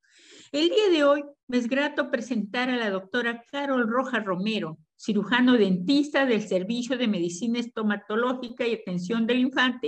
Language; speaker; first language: Spanish; native; Spanish